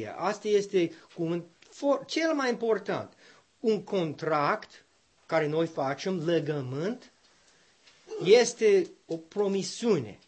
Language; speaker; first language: Romanian; non-native, learner; English